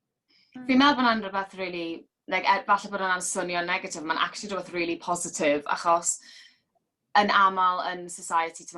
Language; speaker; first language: Welsh; native; Welsh